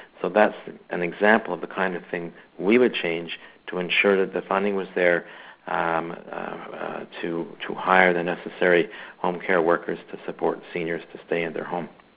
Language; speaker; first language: English; native; English